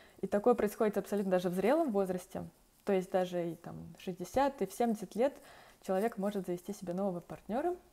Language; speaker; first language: Russian; native; Russian